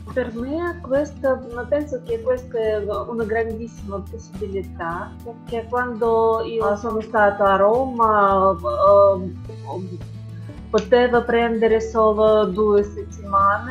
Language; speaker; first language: Italian; non-native, learner; Russian